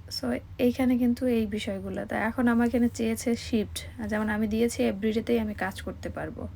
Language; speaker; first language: Bangla; native; Bangla